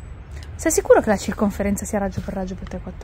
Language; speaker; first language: Italian; native; Italian